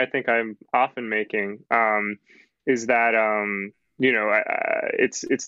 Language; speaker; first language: English; native; English